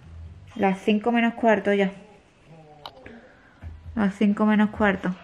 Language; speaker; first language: Spanish; native; Spanish